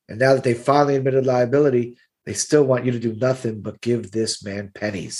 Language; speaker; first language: English; native; English